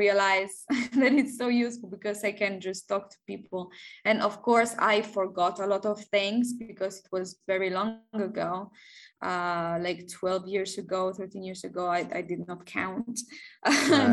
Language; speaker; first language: English; non-native, fluent; Italian